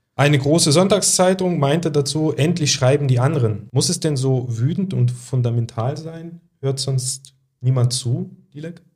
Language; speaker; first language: German; early bilingual, other home language; Russian